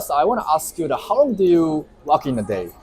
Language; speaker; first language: English; non-native, learner; Japanese